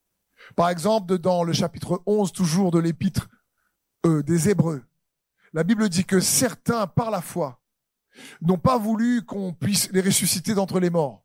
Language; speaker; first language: French; native; French